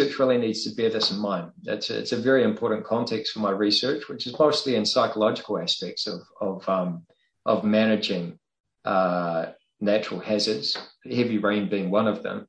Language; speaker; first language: English; native; English